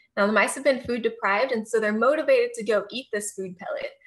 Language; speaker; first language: English; native; English